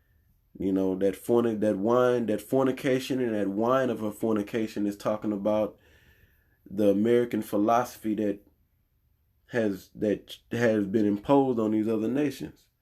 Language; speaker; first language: English; native; English